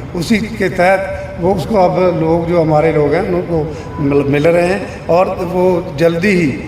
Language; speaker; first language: Hindi; non-native, local second language; Punjabi